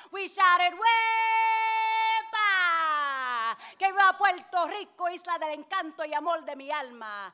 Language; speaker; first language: Spanish; early bilingual, heritage; Spanish